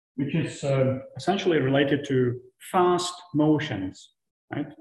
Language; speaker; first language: English; non-native, fluent; Czech